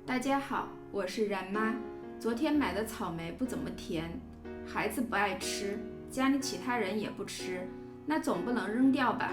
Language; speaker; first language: Chinese; native; Chinese